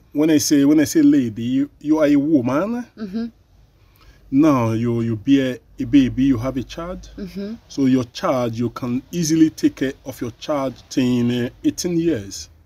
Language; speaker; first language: English; non-native, learner; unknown